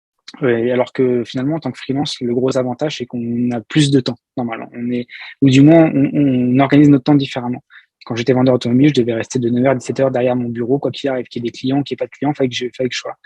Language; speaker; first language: French; native; French